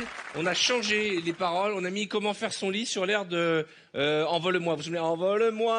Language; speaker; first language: French; native; French